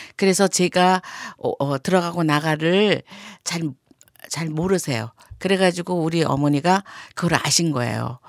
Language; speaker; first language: Korean; native; Korean